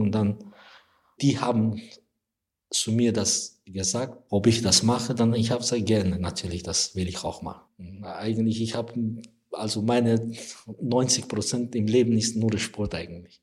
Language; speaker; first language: German; non-native, learner; Persian